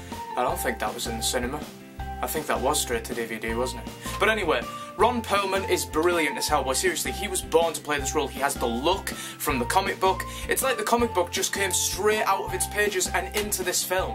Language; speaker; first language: English; native; English